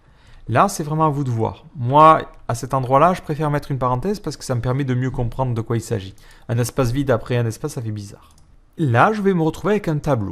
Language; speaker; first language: French; native; French